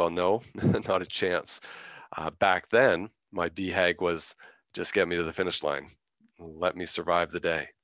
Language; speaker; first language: English; native; English